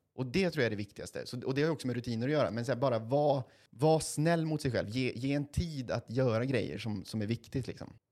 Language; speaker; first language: Swedish; native; Swedish